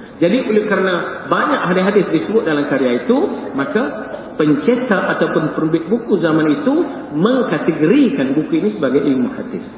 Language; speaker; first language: Malay; native; Malay